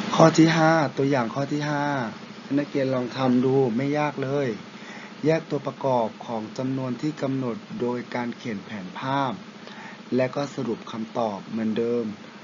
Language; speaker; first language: Thai; non-native, local second language; Pattani Malay